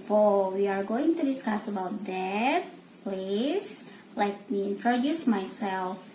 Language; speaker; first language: English; non-native, learner; Indonesian